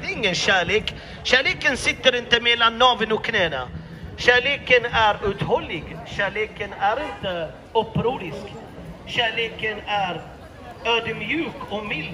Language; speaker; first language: Swedish; non-native, fluent; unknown